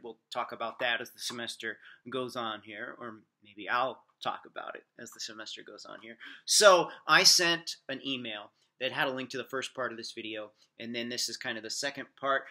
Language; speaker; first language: English; native; English